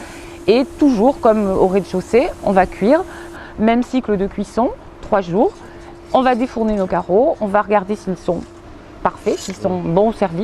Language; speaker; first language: French; native; French